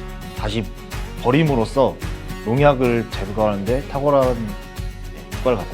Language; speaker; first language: Korean; native; Korean